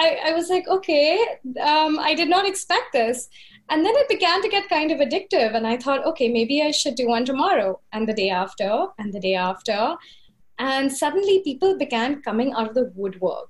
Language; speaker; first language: English; non-native, local second language; Hindi